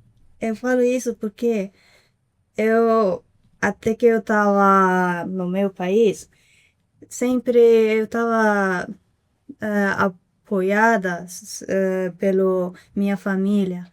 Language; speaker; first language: Portuguese; non-native, fluent; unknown